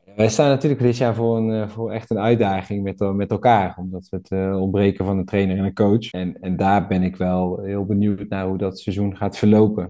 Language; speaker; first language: Dutch; native; Dutch